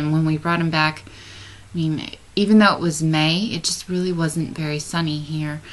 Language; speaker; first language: English; native; English